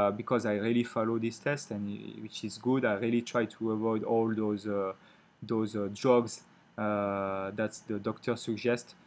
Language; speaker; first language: English; non-native, fluent; French